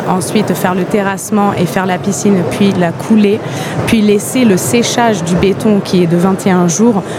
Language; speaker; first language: French; non-native, fluent; English